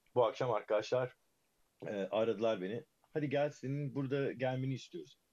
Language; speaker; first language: Turkish; early bilingual, heritage; Turkish